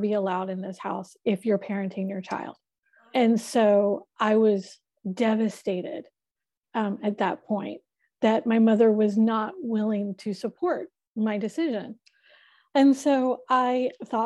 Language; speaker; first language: English; native; English